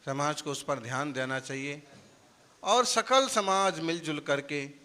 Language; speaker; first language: Hindi; non-native, local second language; Gujarati